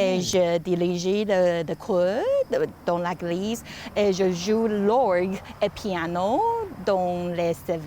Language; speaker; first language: French; non-native, learner; Chinese